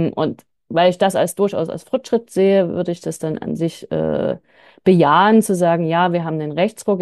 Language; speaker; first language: German; native; German